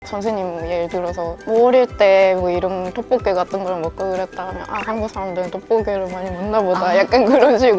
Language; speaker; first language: Korean; non-native, fluent; Japanese